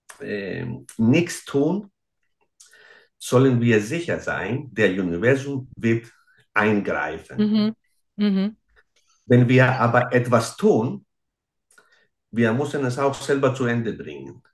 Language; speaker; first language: German; non-native, fluent; Greek